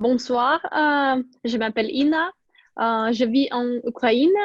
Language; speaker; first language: French; non-native, learner; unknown